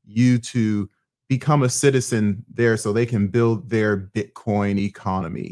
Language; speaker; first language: English; native; English